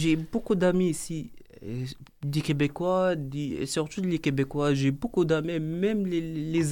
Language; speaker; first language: French; non-native, learner; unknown